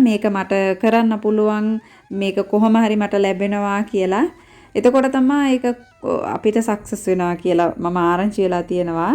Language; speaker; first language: Sinhala; non-native, local second language; Tamil